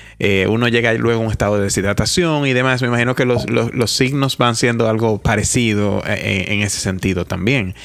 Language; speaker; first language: Spanish; native; Spanish